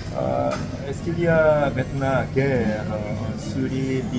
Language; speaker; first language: French; non-native, learner; Korean